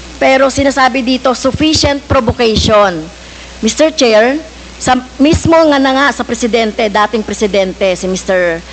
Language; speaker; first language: Filipino; native; Filipino